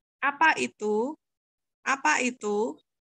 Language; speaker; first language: Japanese; non-native, learner; Indonesian